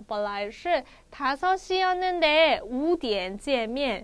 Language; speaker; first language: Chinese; non-native, fluent; Korean